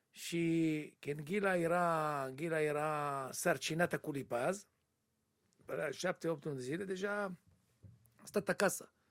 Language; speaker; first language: Romanian; non-native, learner; Hebrew